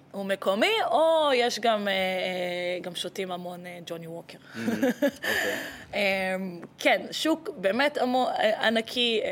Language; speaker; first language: Hebrew; early bilingual, other home language; Russian